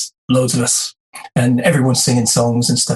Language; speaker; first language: English; native; English